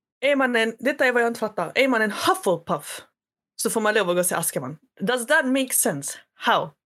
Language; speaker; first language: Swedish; early bilingual, other home language; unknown